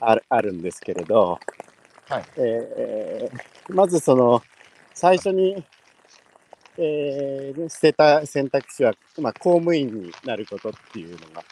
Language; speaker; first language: Japanese; native; Japanese